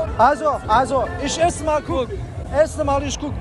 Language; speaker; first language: German; non-native, learner; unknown